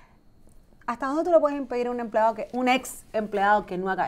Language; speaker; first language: Spanish; native; Spanish